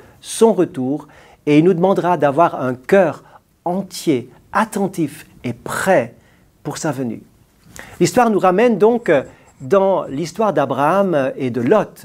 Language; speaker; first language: French; native; French